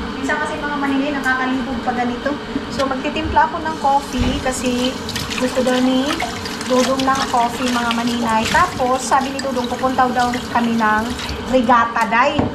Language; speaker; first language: Filipino; non-native, local second language; Cebuano